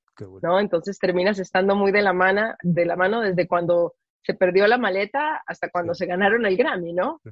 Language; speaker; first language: Spanish; native; Spanish